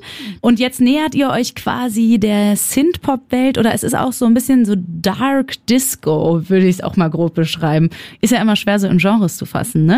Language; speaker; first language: German; native; German